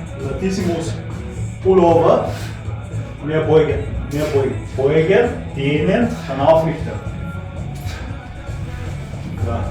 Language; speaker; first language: German; non-native, fluent; Bulgarian